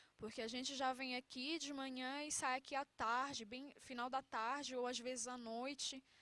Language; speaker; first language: Portuguese; non-native, local second language; Kabuverdianu